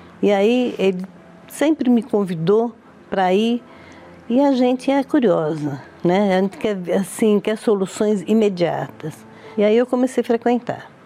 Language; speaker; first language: Portuguese; early bilingual, other home language; Italian